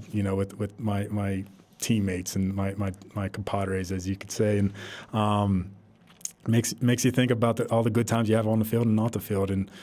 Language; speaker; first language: English; native; English